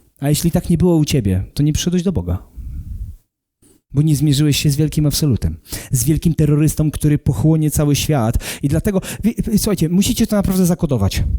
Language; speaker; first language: Polish; native; Polish